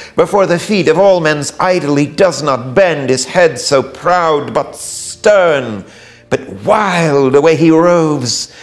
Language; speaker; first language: English; native; English